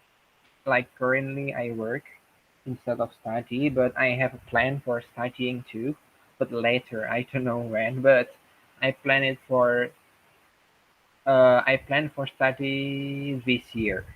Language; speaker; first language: English; non-native, learner; Indonesian